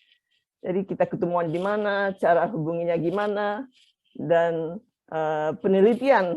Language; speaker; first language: Indonesian; non-native, fluent; Japanese